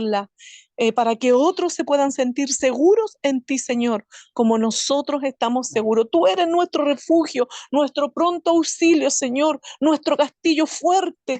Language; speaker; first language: Spanish; native; Spanish